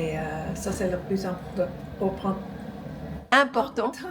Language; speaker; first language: French; non-native, fluent; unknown